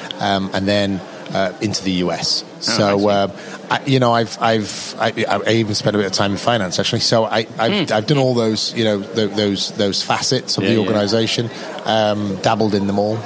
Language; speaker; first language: English; native; English